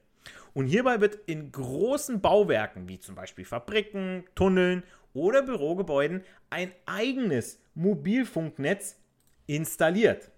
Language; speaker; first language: German; native; German